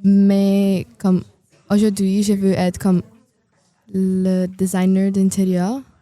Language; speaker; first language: French; non-native, learner; Portuguese